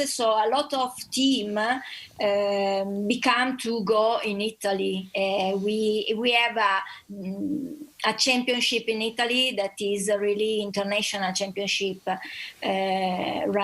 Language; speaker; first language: English; non-native, learner; Italian